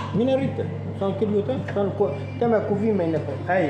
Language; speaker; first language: Finnish; non-native, learner; Turkish